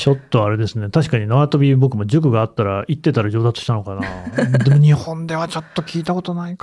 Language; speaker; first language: Japanese; native; Japanese